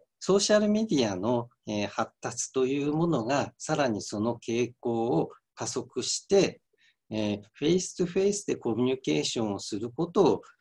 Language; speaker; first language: Japanese; native; Japanese